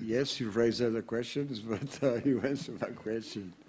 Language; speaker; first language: English; non-native, fluent; Portuguese